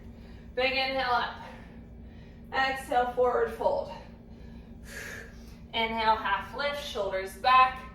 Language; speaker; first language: English; native; English